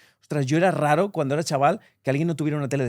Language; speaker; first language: Spanish; native; Spanish